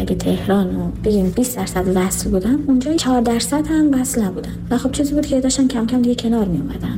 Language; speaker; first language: Persian; non-native, local second language; Kurdish